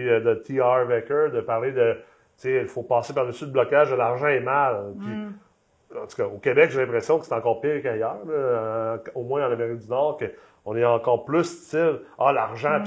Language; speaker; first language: French; native; French